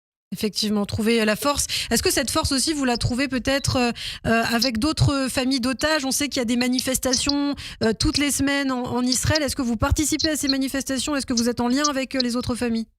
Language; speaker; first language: French; native; French